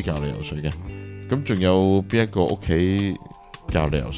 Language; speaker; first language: Cantonese; native; Cantonese